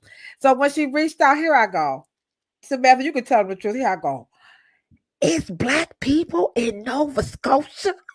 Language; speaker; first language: English; native; English